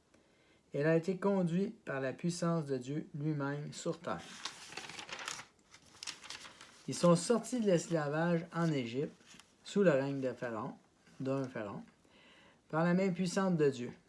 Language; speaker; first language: French; native; French